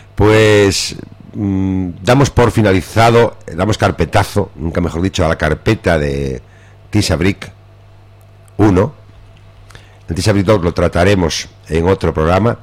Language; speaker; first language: Spanish; native; Spanish